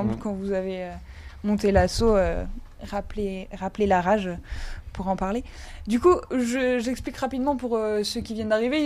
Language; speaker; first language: French; native; French